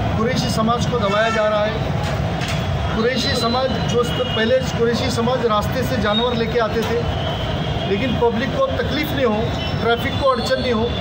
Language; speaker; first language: Hindi; native; Hindi